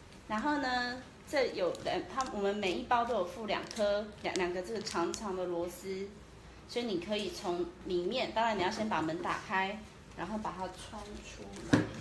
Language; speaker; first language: Chinese; native; Chinese